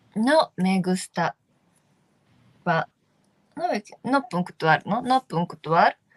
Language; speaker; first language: Spanish; non-native, learner; Japanese